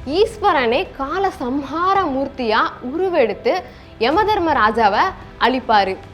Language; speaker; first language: Tamil; native; Tamil